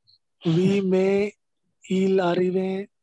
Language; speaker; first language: French; non-native, learner; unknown